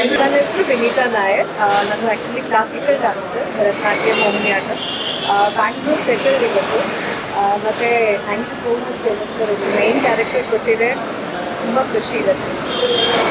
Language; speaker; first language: Kannada; non-native, local second language; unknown